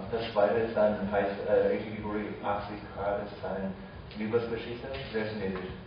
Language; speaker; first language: German; non-native, fluent; Chinese